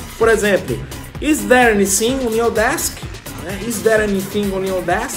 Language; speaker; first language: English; non-native, fluent; Portuguese